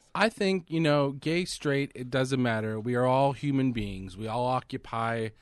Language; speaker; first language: English; native; English